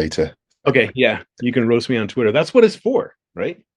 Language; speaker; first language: English; native; English